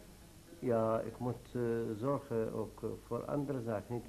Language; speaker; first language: Dutch; non-native, learner; Arabic